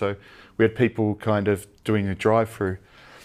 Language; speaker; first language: English; native; English